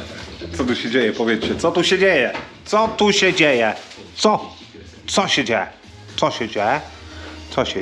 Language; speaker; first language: Polish; native; Polish